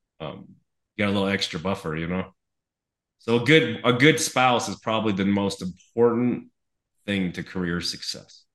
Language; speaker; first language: English; native; English